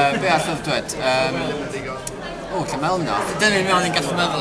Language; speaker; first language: Welsh; native; Welsh